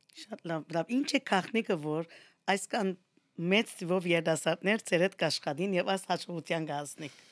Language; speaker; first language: Armenian; early bilingual, heritage; Armenian